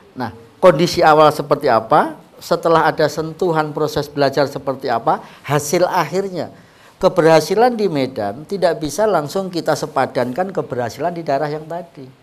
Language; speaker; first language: Indonesian; non-native, local second language; Javanese